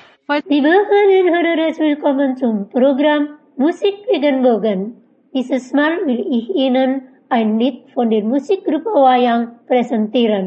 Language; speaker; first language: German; non-native, fluent; Indonesian